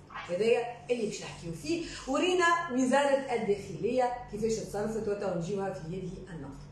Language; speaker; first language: Arabic; native; Arabic